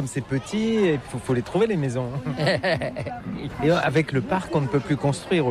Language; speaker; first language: French; native; French